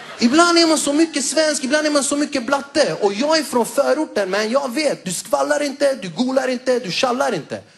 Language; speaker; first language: Swedish; early bilingual, other home language; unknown